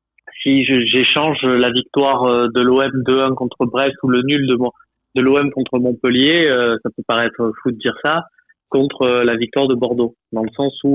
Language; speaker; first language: French; native; French